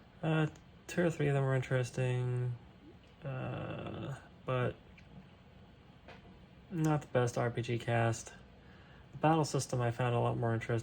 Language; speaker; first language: English; native; English